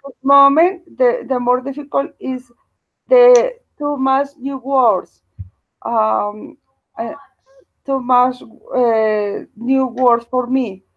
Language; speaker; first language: English; non-native, learner; Spanish